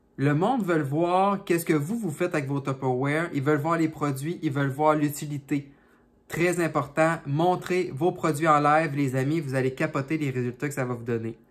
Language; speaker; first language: French; native; French